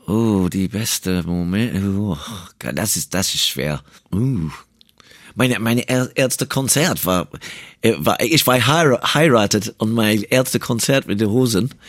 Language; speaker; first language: German; non-native, learner; English